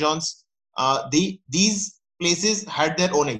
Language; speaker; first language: English; non-native, local second language; Gujarati